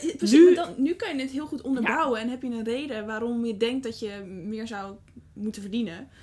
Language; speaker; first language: Dutch; native; Dutch